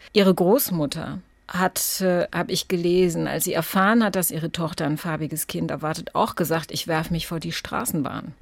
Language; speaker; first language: German; native; German